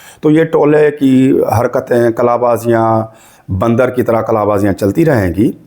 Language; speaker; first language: Urdu; non-native, local second language; Sindhi